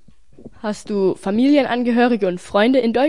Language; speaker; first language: German; native; German